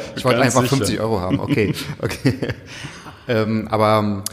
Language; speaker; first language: German; native; German